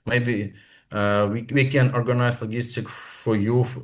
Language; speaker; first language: English; non-native, learner; Ukrainian